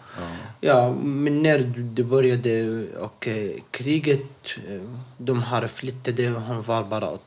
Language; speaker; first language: Swedish; non-native, local second language; Arabic